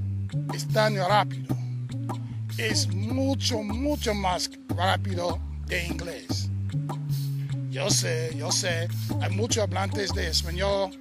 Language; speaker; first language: Spanish; non-native, learner; English